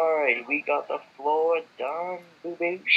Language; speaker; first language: English; native; English